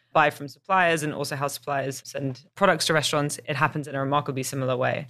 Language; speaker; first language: English; native; English